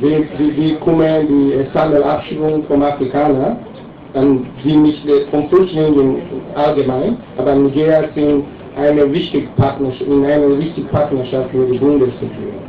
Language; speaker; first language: German; non-native, learner; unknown